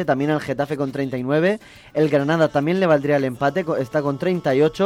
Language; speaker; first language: Spanish; native; Spanish